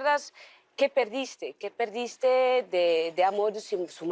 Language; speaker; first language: Spanish; non-native, learner; Dutch